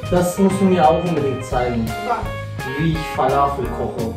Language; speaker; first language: German; non-native, fluent; Turkish